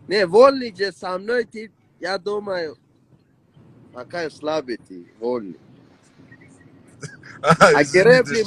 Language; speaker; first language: Russian; non-native, learner; Persian